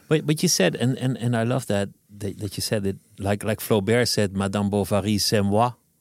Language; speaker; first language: English; non-native, fluent; Dutch